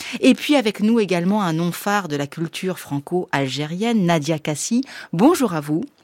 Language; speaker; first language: French; native; French